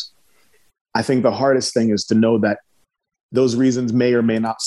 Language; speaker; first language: English; early bilingual, other home language; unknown